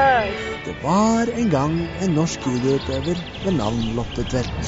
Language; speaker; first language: Norwegian; native; Norwegian